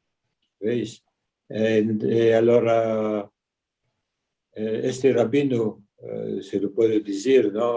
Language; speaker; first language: Spanish; early bilingual, heritage; Ladino